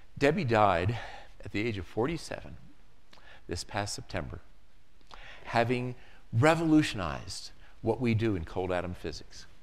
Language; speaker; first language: English; native; English